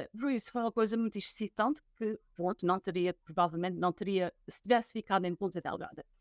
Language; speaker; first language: Portuguese; native; Portuguese